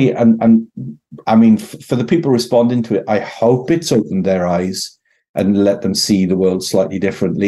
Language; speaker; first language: English; native; English